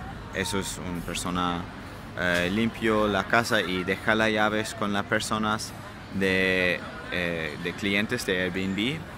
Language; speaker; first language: Spanish; non-native, learner; German